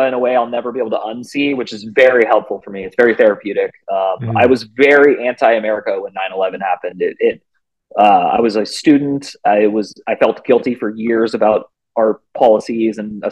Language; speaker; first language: English; native; English